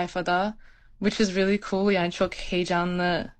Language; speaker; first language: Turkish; early bilingual, heritage; Turkish